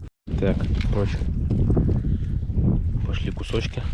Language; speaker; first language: Russian; native; Russian